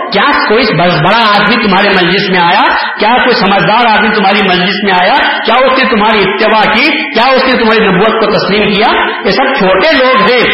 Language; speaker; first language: Urdu; native; Urdu